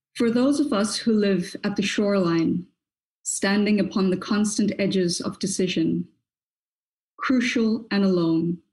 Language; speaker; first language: English; native; English